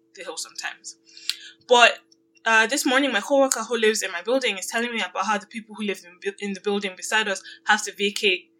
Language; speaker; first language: English; non-native, local second language; Yoruba